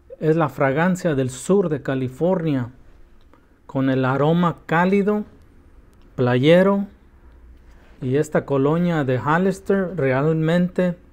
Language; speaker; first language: Spanish; early bilingual, heritage; Spanish